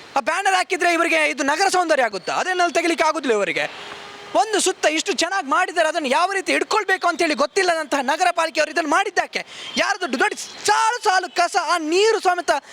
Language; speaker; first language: Kannada; native; Kannada